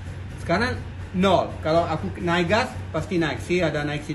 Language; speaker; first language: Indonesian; non-native, learner; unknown